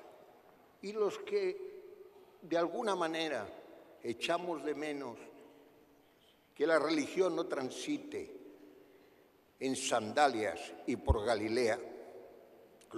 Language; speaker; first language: Spanish; native; Spanish